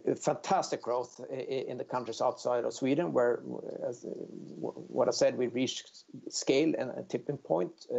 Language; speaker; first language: English; non-native, fluent; Swedish